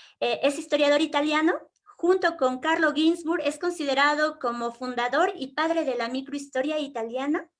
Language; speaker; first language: Spanish; native; Spanish